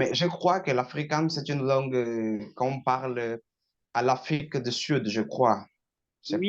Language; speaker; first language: French; non-native, learner; Portuguese